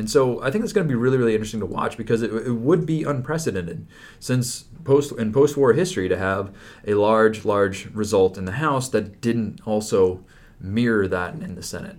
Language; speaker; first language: English; native; English